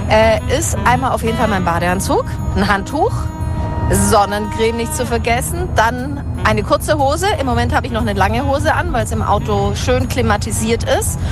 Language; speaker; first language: German; native; German